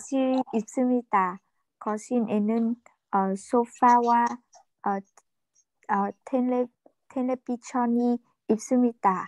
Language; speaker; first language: Korean; non-native, learner; Vietnamese